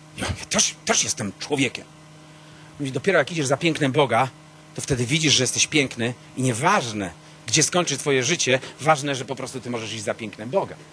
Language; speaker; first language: Polish; native; Polish